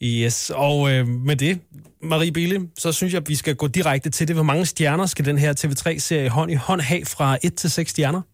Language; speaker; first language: Danish; native; Danish